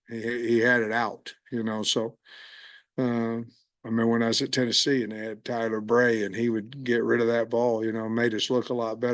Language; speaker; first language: English; native; English